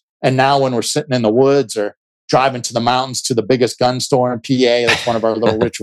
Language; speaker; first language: English; native; English